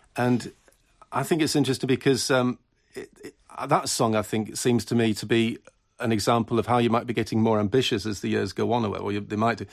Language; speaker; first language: English; native; English